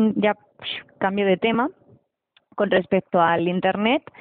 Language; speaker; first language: Spanish; native; Spanish